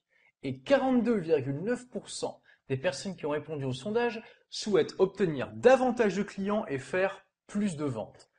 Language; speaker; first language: French; native; French